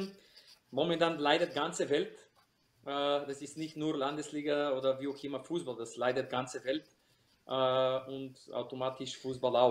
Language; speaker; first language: German; non-native, fluent; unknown